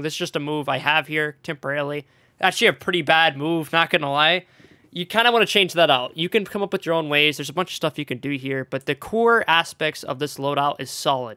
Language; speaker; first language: English; native; English